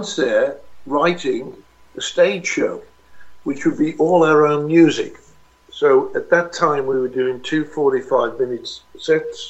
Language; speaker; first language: English; native; English